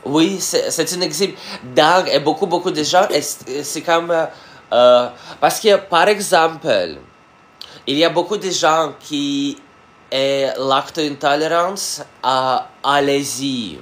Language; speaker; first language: French; non-native, learner; Russian